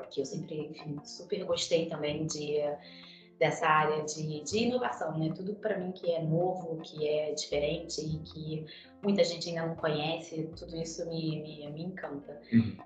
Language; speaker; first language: Portuguese; native; Portuguese